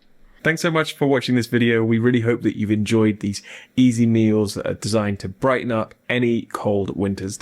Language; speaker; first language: English; native; English